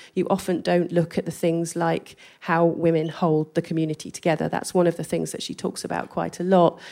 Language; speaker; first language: English; native; English